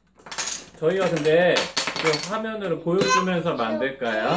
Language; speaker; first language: Korean; native; Korean